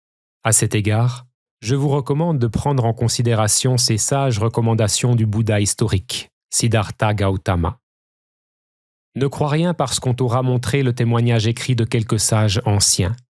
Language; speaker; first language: French; native; French